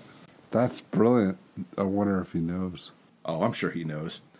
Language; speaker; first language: English; native; English